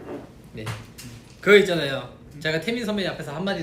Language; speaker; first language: Korean; native; Korean